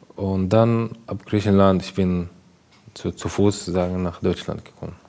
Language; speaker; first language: German; non-native, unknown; Arabic